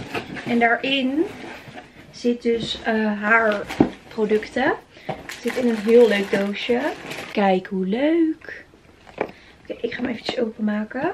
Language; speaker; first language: Dutch; native; Dutch